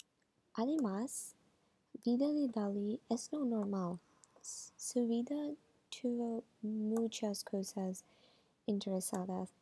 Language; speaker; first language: Spanish; non-native, learner; English